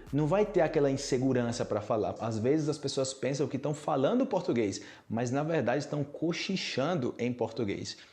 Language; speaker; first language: Portuguese; native; Portuguese